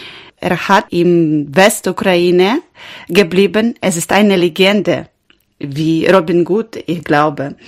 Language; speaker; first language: German; non-native, learner; Ukrainian